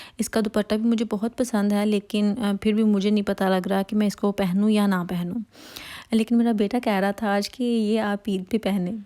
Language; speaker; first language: Hindi; non-native, local second language; Punjabi